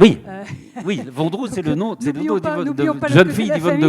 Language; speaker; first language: French; native; French